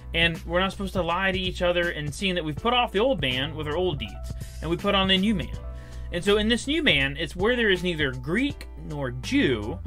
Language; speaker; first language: English; native; English